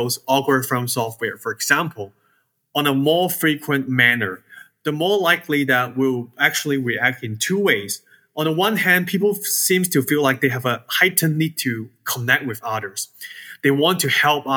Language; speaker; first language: English; non-native, local second language; Cantonese